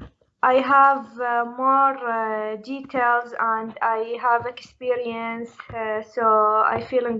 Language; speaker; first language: English; non-native, learner; Arabic